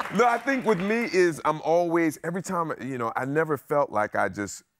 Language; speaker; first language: English; native; English